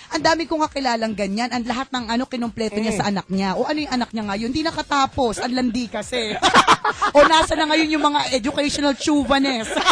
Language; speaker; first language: Filipino; native; Filipino